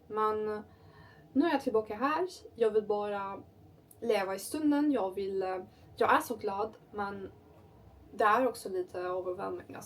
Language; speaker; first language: Swedish; non-native, learner; Turkish